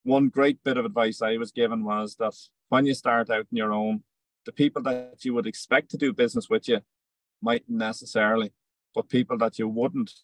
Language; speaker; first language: English; native; English